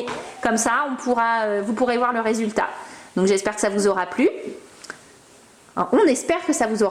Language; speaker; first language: French; native; French